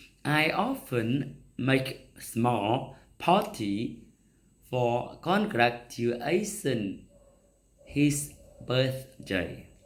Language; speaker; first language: English; non-native, learner; Vietnamese